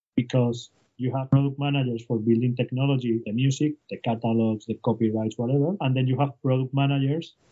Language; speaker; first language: English; non-native, fluent; Spanish